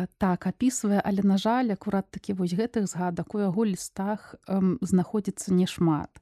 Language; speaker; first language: Belarusian; non-native, local second language; Russian